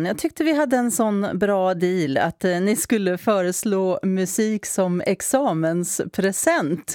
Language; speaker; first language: Swedish; native; Swedish